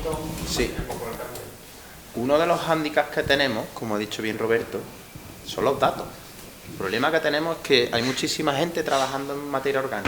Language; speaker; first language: Spanish; native; Spanish